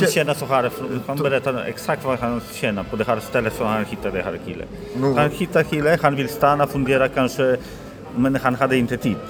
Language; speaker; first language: Swedish; non-native, learner; Polish